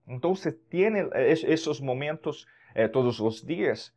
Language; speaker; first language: Spanish; non-native, fluent; Portuguese